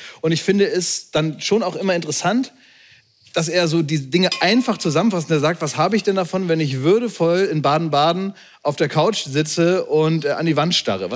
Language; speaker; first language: German; native; German